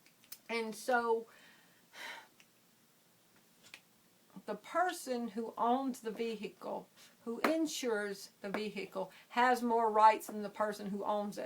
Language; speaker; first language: English; native; English